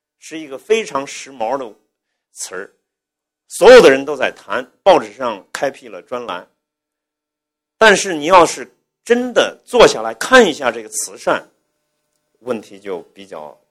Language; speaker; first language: Chinese; native; Chinese